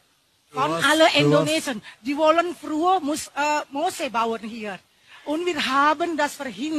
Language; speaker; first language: German; non-native, learner; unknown